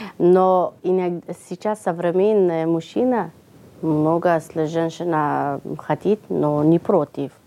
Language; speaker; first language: Russian; non-native, learner; Persian